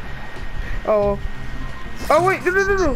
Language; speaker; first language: English; native; English